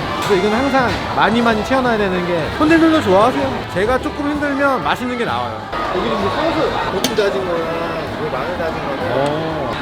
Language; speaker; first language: Korean; native; Korean